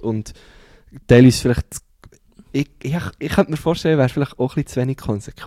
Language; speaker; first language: German; native; German